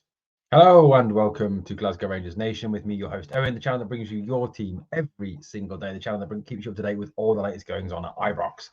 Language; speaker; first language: English; native; English